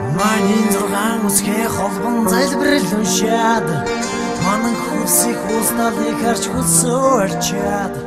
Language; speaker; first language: Mongolian; native; Mongolian